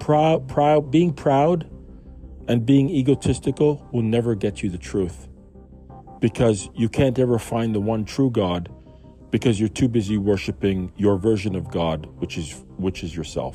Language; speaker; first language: English; native; English